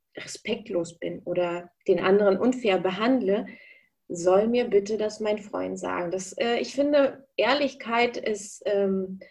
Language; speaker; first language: German; early bilingual, other home language; Russian